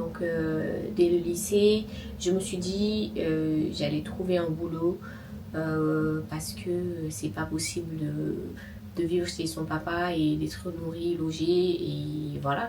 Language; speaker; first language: French; non-native, local second language; Wolof